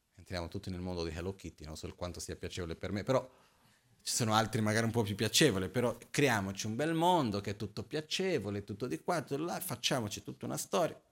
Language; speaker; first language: Italian; non-native, fluent; Portuguese